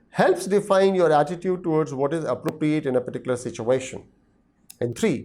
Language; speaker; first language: English; non-native, local second language; Hindi